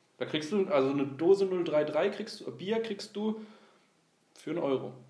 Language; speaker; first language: German; early bilingual, other home language; Turkish